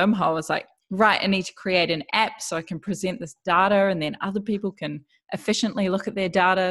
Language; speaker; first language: English; native; English